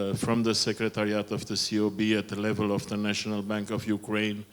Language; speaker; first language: English; non-native, fluent; Romanian